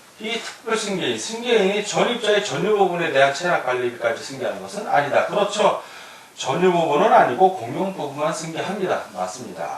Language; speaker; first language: Korean; native; Korean